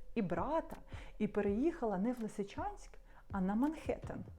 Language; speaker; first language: Ukrainian; non-native, local second language; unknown